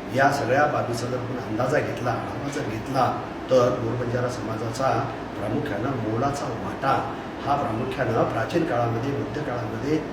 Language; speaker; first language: Marathi; non-native, local second language; Lambadi